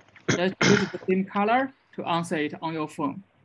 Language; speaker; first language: English; non-native, fluent; Chinese